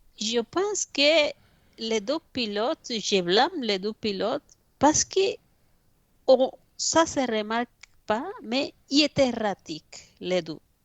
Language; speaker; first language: French; non-native, fluent; Spanish